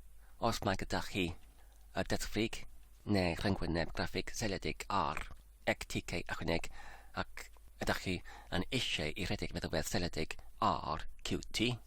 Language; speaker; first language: Welsh; non-native, learner; English